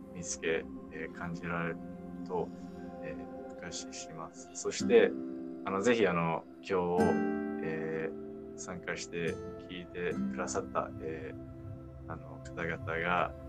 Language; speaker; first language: Japanese; non-native, fluent; English